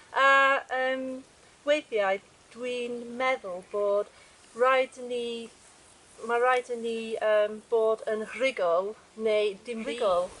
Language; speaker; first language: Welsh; non-native, learner; English